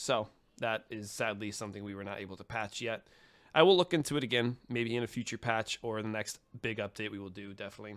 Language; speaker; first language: English; native; English